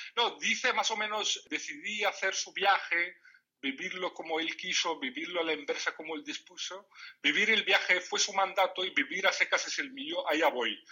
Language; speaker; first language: Spanish; non-native, fluent; Riffian